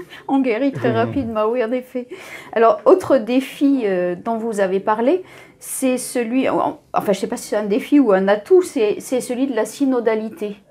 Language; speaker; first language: French; native; French